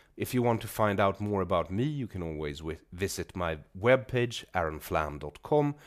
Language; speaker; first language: English; non-native, fluent; Swedish